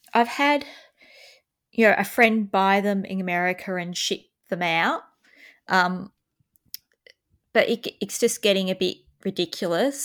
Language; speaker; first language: English; native; English